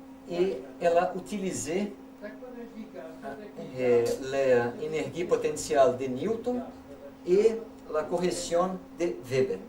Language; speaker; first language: French; non-native, learner; Portuguese